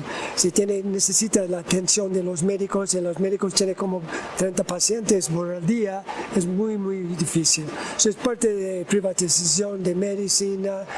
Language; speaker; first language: Spanish; non-native, learner; English